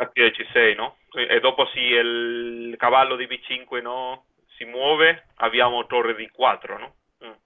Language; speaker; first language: Italian; non-native, fluent; Spanish